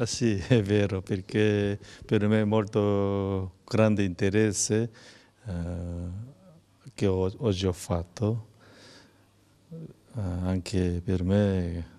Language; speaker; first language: Italian; non-native, learner; Korean